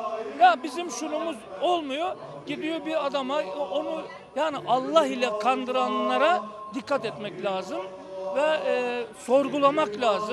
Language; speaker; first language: Turkish; native; Turkish